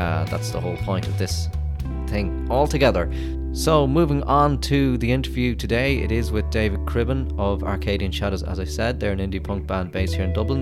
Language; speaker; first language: English; native; English